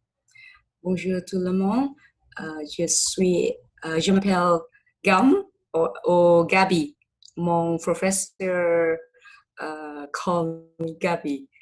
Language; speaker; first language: French; non-native, learner; Vietnamese